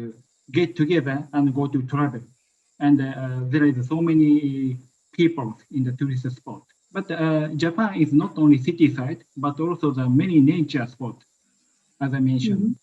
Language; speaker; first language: English; non-native, learner; Japanese